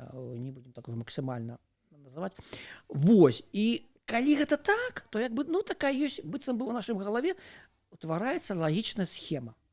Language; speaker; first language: Belarusian; non-native, local second language; Russian